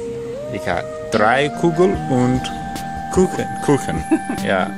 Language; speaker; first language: German; non-native, learner; English